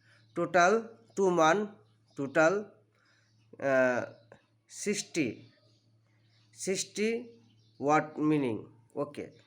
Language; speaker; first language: English; non-native, learner; Bangla